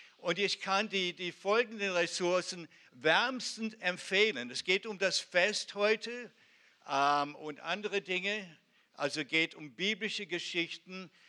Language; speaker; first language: German; non-native, fluent; Hebrew